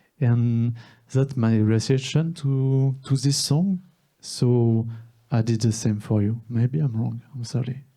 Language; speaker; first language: English; non-native, learner; French